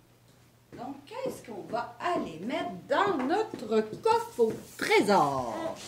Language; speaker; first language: French; native; French